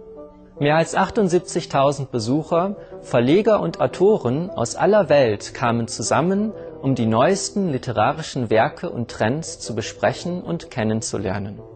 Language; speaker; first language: German; native; German